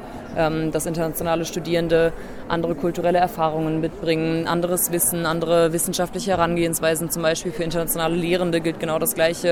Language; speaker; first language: German; native; German